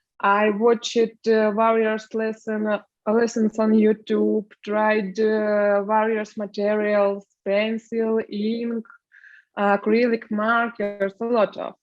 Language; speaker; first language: English; non-native, learner; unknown